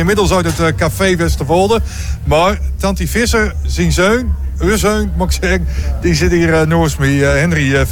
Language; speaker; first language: Dutch; native; Dutch